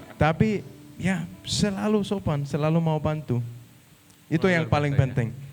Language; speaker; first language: Indonesian; non-native, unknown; Danish